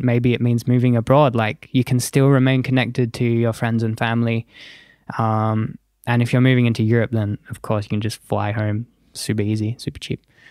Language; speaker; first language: English; native; English